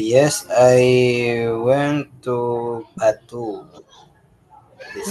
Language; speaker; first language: English; non-native, learner; Indonesian